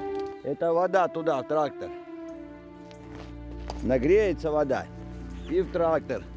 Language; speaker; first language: Russian; native; Russian